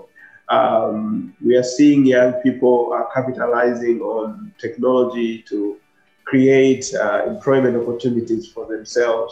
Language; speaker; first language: English; non-native, local second language; Swahili